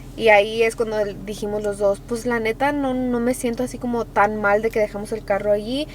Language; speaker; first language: Spanish; early bilingual, heritage; Spanish